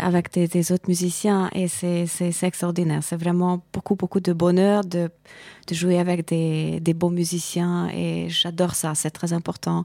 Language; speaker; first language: French; non-native, fluent; Hungarian